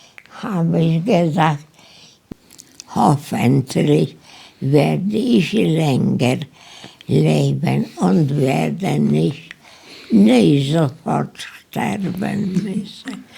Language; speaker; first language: German; non-native, learner; Polish